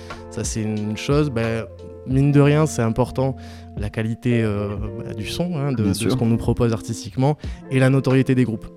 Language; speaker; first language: French; native; French